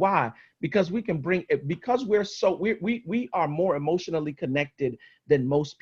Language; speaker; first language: English; native; English